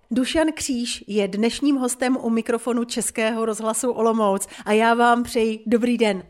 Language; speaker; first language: Czech; native; Czech